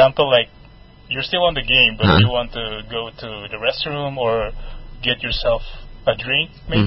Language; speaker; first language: English; non-native, fluent; Indonesian